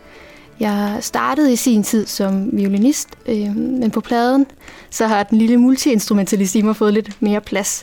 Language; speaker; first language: Danish; native; Danish